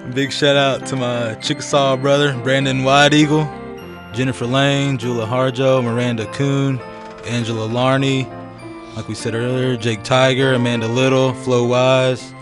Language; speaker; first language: English; native; English